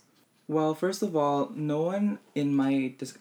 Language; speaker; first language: English; native; English